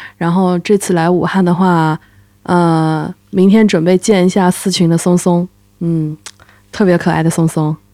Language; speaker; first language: Chinese; native; Chinese